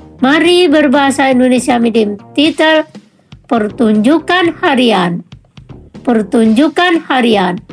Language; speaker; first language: Indonesian; native; Indonesian